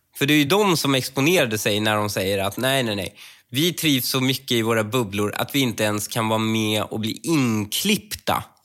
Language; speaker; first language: Swedish; early bilingual, other home language; Persian